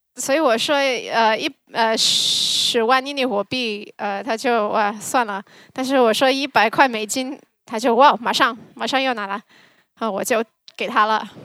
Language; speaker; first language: Chinese; early bilingual, heritage; Chinese